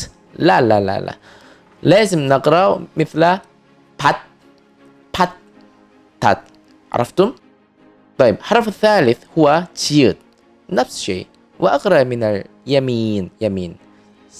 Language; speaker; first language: Arabic; non-native, fluent; Korean